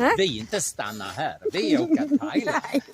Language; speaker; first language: Swedish; non-native, learner; Thai